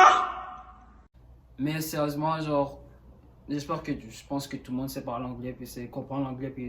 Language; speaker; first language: French; early bilingual, other home language; Haitian Creole